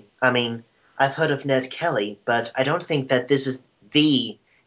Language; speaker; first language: English; native; English